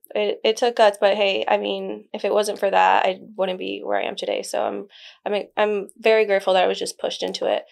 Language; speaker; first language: English; early bilingual, other home language; Spanish